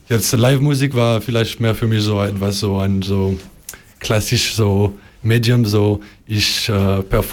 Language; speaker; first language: German; non-native, learner; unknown